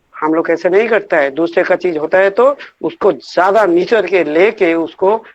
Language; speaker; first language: Hindi; non-native, local second language; Bangla